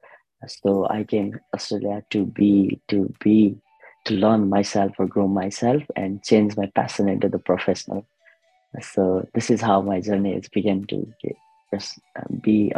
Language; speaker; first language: English; non-native, learner; Nepali